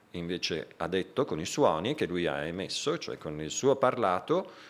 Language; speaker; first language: Italian; native; Italian